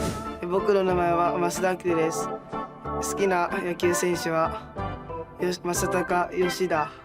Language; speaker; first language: Japanese; native; Japanese